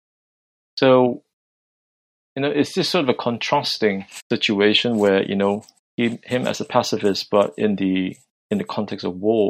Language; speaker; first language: English; non-native, local second language; Cantonese